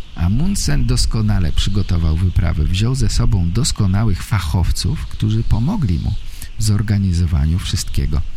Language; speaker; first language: Polish; native; Polish